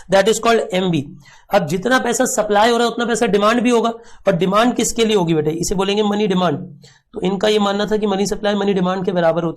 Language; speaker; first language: Hindi; native; Hindi